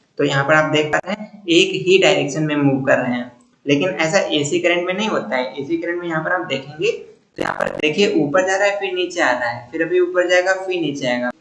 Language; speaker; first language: Hindi; native; Hindi